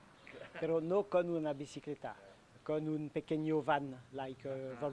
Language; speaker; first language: Spanish; non-native, learner; French